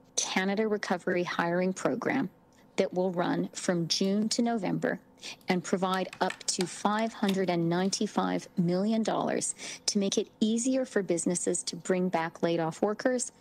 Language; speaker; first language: English; native; English